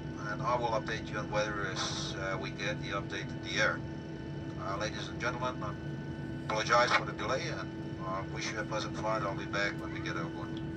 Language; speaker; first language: English; non-native, fluent; Czech